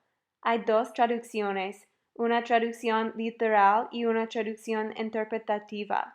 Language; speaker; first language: Spanish; non-native, fluent; English